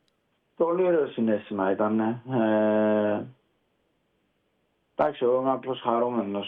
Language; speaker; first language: Greek; early bilingual, heritage; Greek